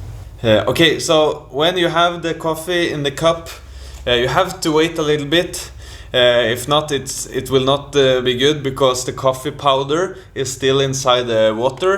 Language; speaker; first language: English; non-native, fluent; Norwegian